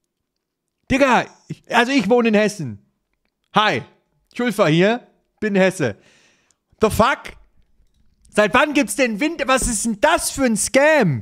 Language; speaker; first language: German; native; German